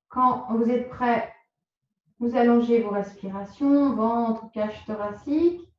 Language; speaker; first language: French; native; French